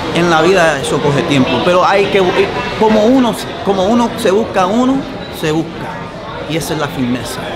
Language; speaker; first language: Spanish; early bilingual, heritage; Spanish